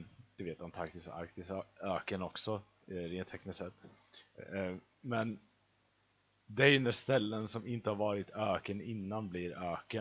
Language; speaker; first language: Swedish; native; Swedish